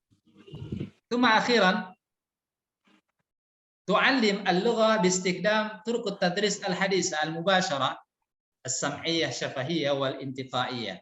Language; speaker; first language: Arabic; non-native, fluent; Indonesian